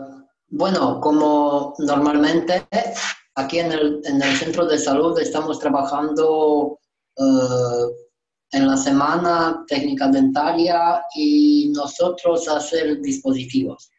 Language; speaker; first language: Spanish; non-native, learner; Romanian